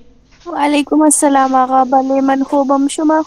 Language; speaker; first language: Persian; non-native, learner; Urdu